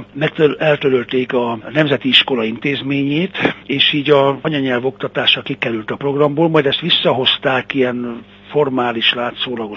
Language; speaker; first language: Hungarian; native; Hungarian